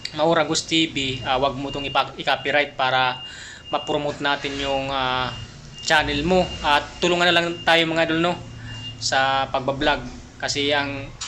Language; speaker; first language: Filipino; non-native, local second language; Bikol